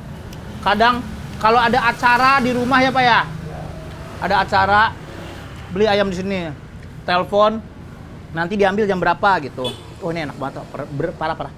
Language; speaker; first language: Indonesian; native; Indonesian